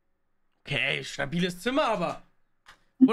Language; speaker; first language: German; native; German